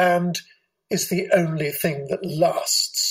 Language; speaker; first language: English; native; English